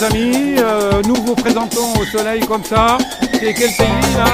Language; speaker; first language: French; non-native, fluent; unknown